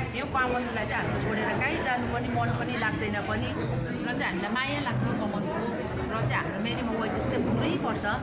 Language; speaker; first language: Nepali; native; Nepali